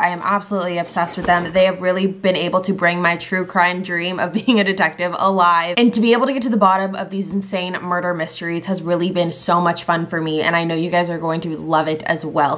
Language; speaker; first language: English; native; English